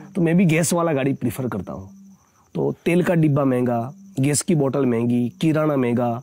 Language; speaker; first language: Hindi; non-native, local second language; Gujarati